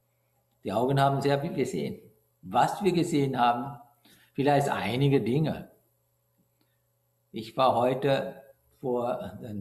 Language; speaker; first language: German; non-native, learner; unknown